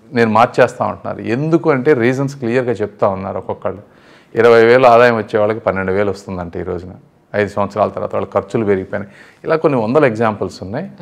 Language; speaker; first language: Telugu; native; Telugu